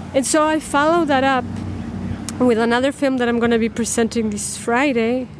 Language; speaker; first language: English; non-native, fluent; Spanish